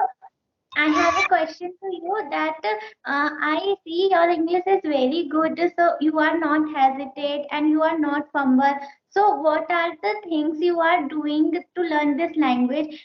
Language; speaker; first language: English; non-native, learner; Hindi